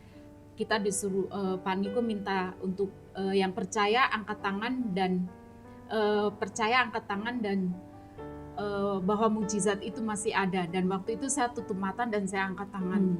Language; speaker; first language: Indonesian; non-native, local second language; Javanese